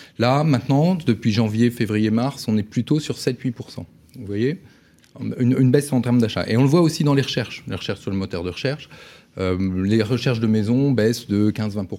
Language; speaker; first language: French; native; French